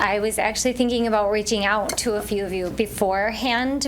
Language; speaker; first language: English; native; English